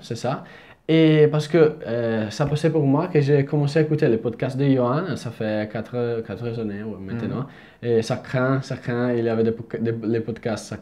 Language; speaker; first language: French; non-native, fluent; Italian